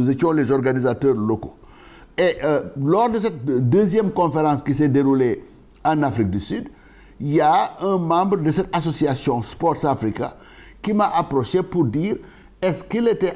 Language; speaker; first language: French; non-native, local second language; Wolof